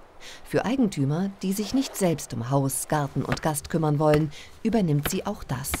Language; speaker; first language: German; native; German